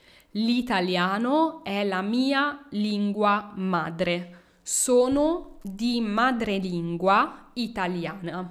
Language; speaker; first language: Italian; native; Italian